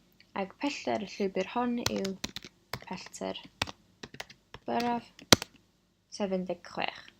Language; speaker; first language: Welsh; non-native, local second language; English